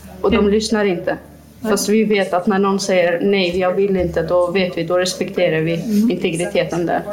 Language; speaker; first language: Swedish; non-native, fluent; Kurdish